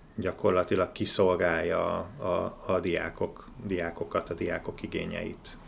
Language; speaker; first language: Hungarian; native; Hungarian